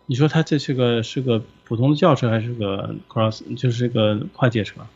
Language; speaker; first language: Chinese; native; Chinese